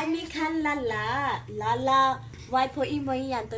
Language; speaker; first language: Chinese; non-native, learner; Nepali